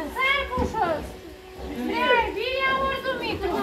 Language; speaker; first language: Romanian; native; Romanian